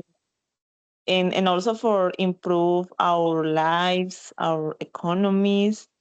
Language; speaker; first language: English; non-native, learner; Spanish